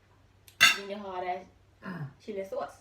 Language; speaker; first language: Swedish; non-native, learner; Thai